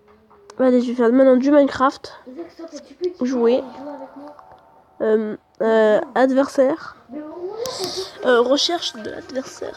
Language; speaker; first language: French; native; French